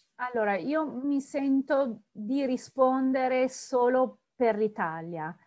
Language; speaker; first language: Italian; native; Italian